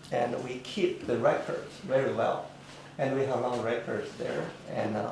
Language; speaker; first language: English; non-native, learner; Chinese